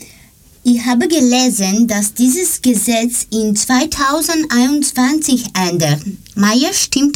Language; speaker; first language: German; non-native, learner; Greek